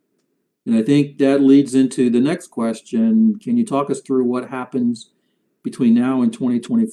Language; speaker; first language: English; native; English